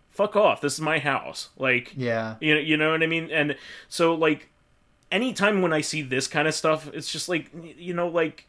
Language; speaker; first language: English; native; English